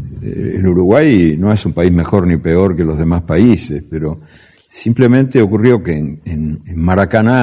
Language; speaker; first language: Spanish; native; Spanish